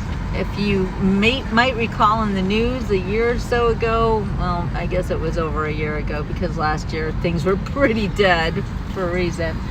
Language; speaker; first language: English; native; English